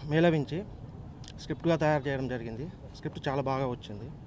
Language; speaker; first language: Telugu; native; Telugu